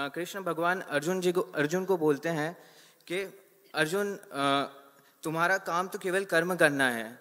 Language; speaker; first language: Hindi; native; Hindi